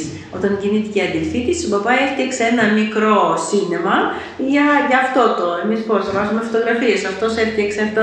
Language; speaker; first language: Greek; non-native, fluent; Ukrainian